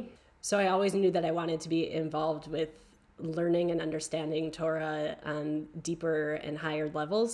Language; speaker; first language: English; native; English